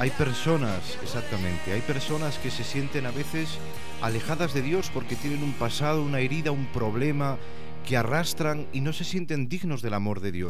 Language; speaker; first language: Spanish; native; Spanish